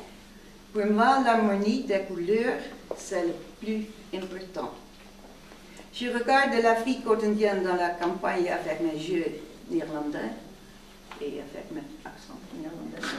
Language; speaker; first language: French; non-native, fluent; Dutch